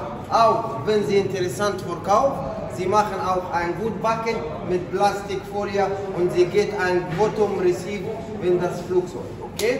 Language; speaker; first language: German; non-native, learner; Arabic